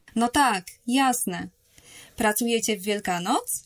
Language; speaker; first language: Polish; native; Polish